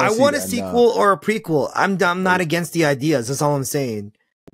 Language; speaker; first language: English; native; English